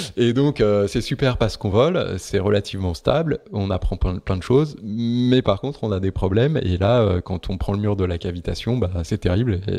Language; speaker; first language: French; native; French